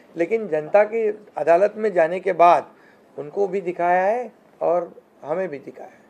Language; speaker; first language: Hindi; non-native, local second language; Marathi